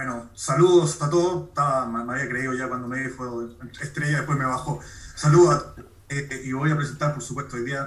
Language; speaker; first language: Spanish; native; Spanish